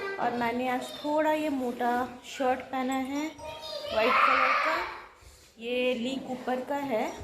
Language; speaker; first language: Hindi; non-native, local second language; Bangla